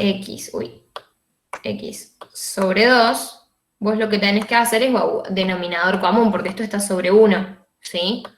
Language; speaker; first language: Spanish; native; Spanish